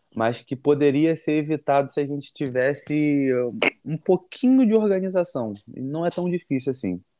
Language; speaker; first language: Portuguese; native; Portuguese